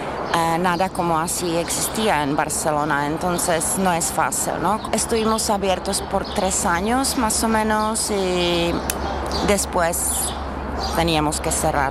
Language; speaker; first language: Spanish; non-native, fluent; Czech